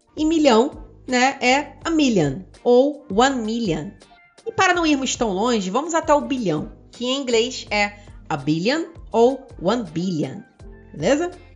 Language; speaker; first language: Portuguese; native; Portuguese